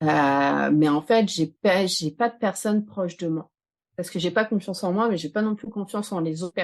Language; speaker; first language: French; native; French